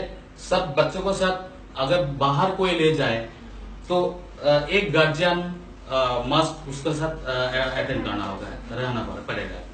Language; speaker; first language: Hindi; non-native, local second language; Bangla